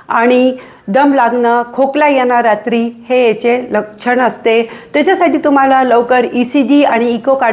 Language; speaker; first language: Marathi; non-native, local second language; Hindi